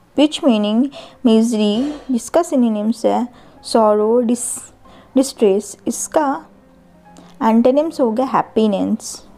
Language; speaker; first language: English; non-native, local second language; Hindi